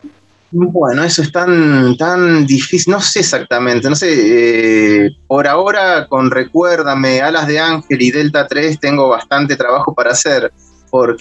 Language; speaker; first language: Spanish; native; Spanish